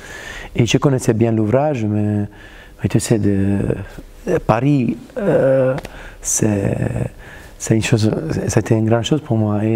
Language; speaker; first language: French; non-native, fluent; Italian